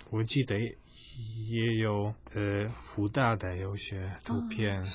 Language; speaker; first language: Chinese; non-native, fluent; Polish